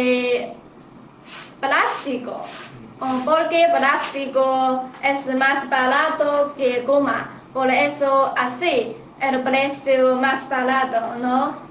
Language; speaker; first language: Spanish; non-native, learner; Chinese